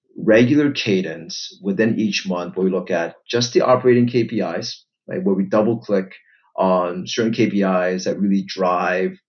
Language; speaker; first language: English; native; English